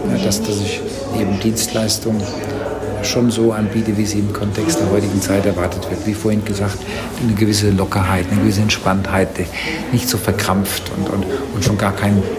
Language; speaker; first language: German; native; German